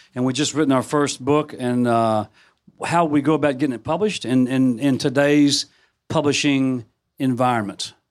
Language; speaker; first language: English; native; English